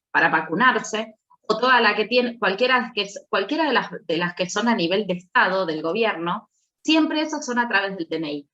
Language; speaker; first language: Spanish; native; Spanish